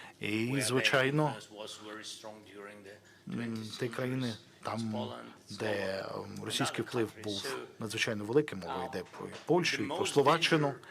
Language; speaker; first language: Ukrainian; non-native, local second language; Russian